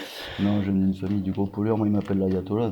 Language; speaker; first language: French; native; French